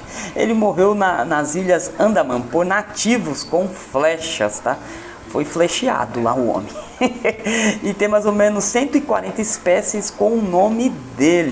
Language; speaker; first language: Portuguese; native; Portuguese